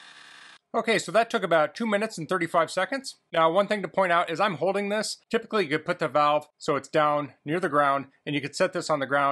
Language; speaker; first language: English; native; English